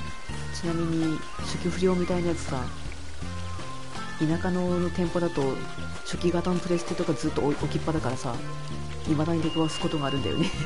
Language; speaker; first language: Japanese; native; Japanese